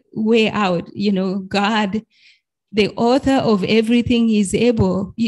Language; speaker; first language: English; non-native, fluent; Arabic